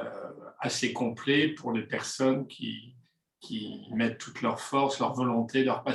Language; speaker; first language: French; native; French